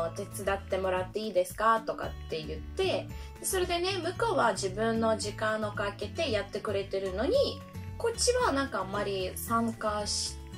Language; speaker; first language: Japanese; non-native, fluent; Russian